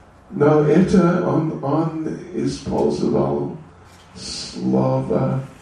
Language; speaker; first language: Russian; non-native, learner; English